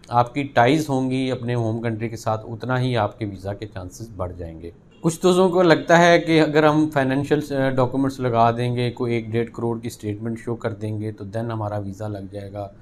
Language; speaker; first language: Urdu; non-native, local second language; Punjabi